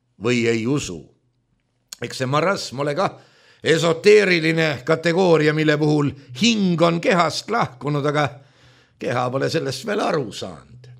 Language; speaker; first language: Estonian; native; Estonian